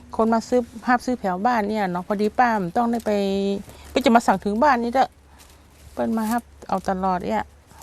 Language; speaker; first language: Thai; non-native, local second language; Shan